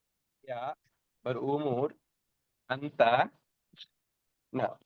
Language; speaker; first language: Indonesian; non-native, learner; Bangla